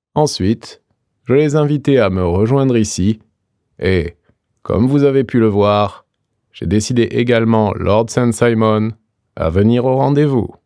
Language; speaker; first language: French; native; French